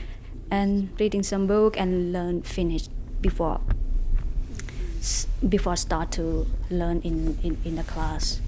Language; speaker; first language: English; non-native, learner; Thai